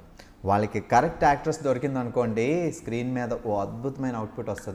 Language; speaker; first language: Telugu; native; Telugu